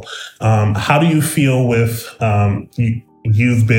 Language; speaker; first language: English; native; English